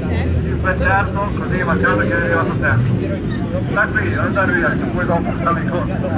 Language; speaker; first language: Italian; native; Italian